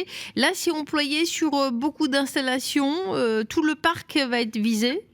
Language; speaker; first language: French; native; French